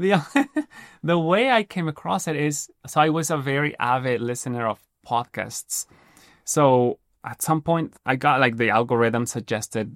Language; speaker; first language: English; non-native, fluent; Spanish